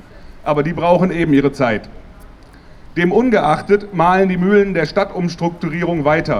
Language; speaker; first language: German; native; German